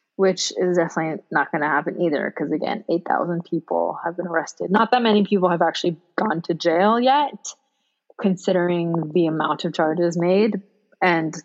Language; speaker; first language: English; non-native, local second language; Cantonese